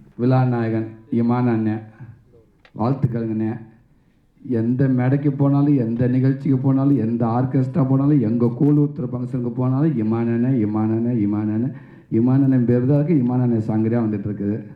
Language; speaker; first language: Tamil; native; Tamil